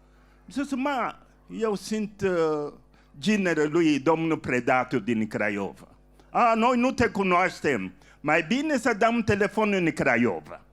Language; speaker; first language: Romanian; non-native, fluent; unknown